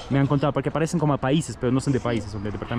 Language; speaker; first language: Spanish; non-native, fluent; Russian